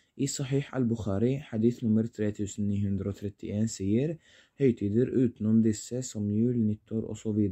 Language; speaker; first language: Norwegian; non-native, fluent; Arabic